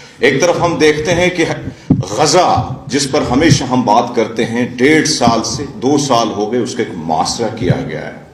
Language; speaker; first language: Urdu; non-native, local second language; Pashto